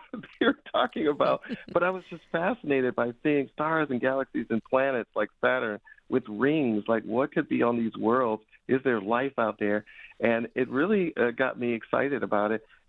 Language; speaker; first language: English; native; English